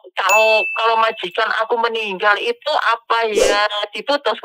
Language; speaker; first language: Indonesian; non-native, local second language; Javanese